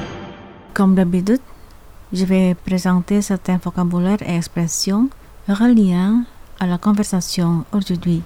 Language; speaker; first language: French; non-native, fluent; Indonesian